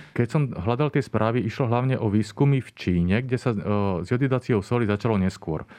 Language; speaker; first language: Slovak; native; Slovak